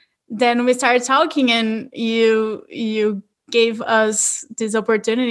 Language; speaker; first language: English; non-native, fluent; Portuguese